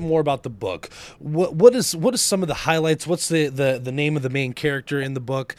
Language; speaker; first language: English; native; English